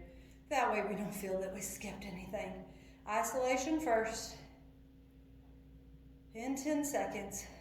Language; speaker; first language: English; native; English